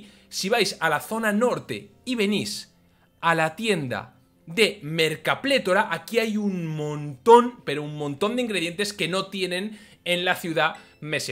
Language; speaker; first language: Spanish; native; Spanish